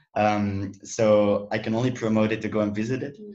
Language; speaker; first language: English; non-native, fluent; Dutch